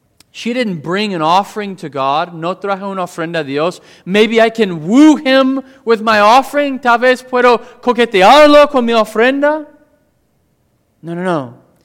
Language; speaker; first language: English; native; English